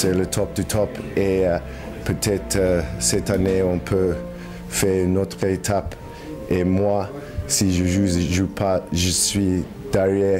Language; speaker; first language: French; non-native, learner; English